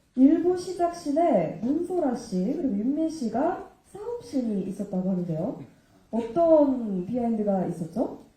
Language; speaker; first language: Korean; native; Korean